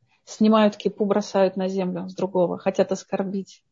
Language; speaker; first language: Russian; native; Russian